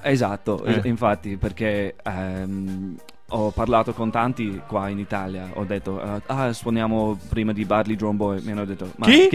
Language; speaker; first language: Italian; non-native, fluent; English